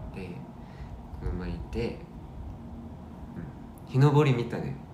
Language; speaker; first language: Japanese; non-native, fluent; Korean